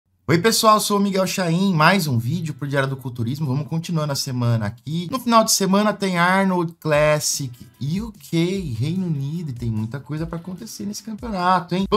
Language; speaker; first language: Portuguese; native; Portuguese